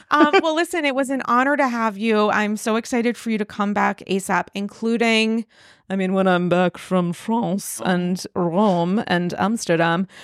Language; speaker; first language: English; native; English